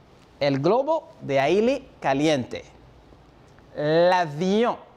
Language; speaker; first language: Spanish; non-native, fluent; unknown